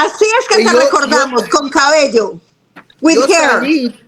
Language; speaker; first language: Spanish; native; Spanish